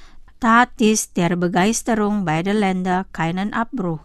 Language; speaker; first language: German; non-native, fluent; Indonesian